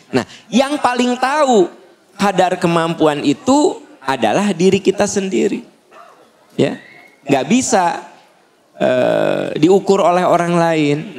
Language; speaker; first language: Indonesian; non-native, local second language; Sundanese